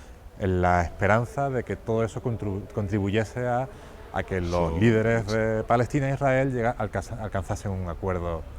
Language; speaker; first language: Spanish; native; Spanish